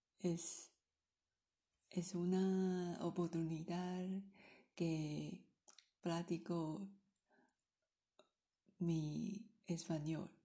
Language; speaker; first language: Spanish; non-native, learner; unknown